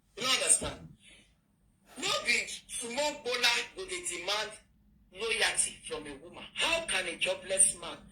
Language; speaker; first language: Nigerian Pidgin; native; Nigerian Pidgin